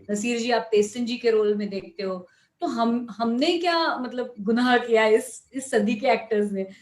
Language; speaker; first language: Hindi; non-native, local second language; Marathi